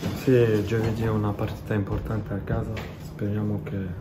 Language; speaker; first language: Italian; non-native, fluent; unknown